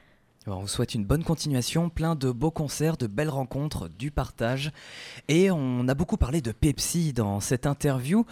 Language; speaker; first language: French; native; French